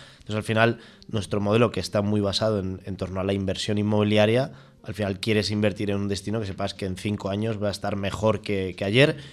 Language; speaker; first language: Spanish; native; Spanish